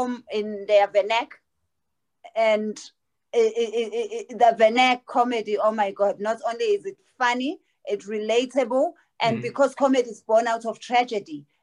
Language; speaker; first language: English; non-native, local second language; Zulu